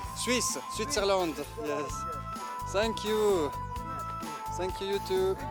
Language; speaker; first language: English; non-native, learner; French